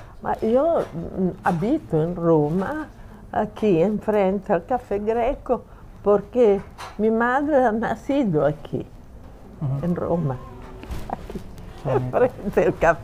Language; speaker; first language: Spanish; non-native, fluent; Italian